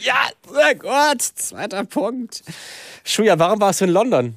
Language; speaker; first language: German; native; German